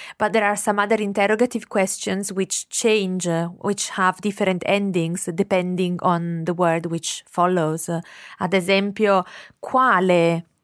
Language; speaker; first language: English; non-native, fluent; Italian